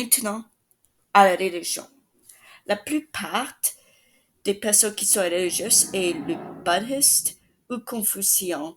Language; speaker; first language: French; non-native, learner; English